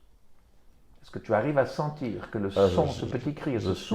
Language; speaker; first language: French; native; French